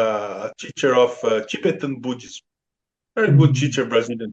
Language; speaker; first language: English; non-native, learner; Portuguese